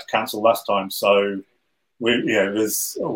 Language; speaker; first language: English; native; English